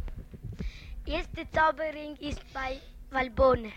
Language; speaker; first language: German; early bilingual, other home language; Albanian